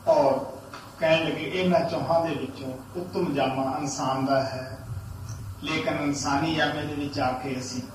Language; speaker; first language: Hindi; non-native, local second language; Punjabi